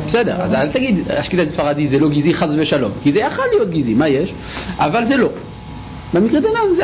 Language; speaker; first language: Hebrew; native; Hebrew